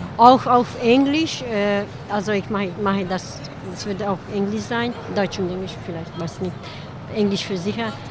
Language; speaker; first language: German; non-native, learner; Hungarian